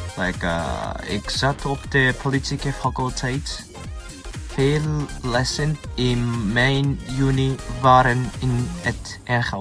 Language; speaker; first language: Dutch; non-native, learner; Japanese